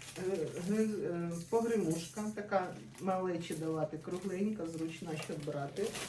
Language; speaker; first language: Ukrainian; non-native, local second language; Russian